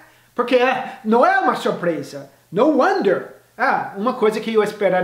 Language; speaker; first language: Portuguese; non-native, fluent; English